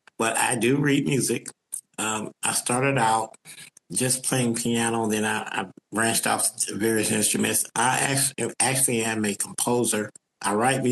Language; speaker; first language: English; native; English